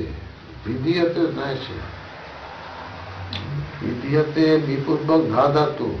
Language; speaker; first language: Russian; non-native, learner; Bangla